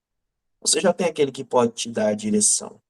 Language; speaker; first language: Portuguese; native; Portuguese